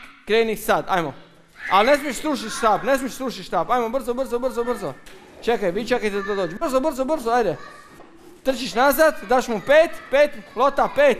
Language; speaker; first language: Croatian; native; Croatian